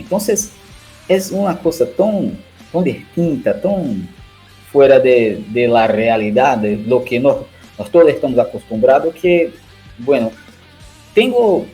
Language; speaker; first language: Spanish; non-native, learner; Portuguese